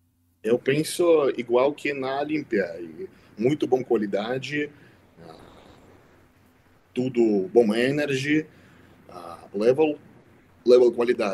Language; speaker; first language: Portuguese; non-native, learner; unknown